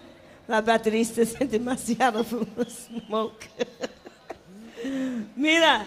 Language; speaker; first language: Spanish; non-native, learner; English